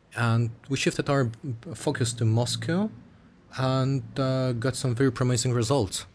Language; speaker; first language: English; early bilingual, other home language; Russian